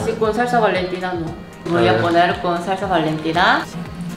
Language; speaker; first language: Spanish; non-native, learner; Korean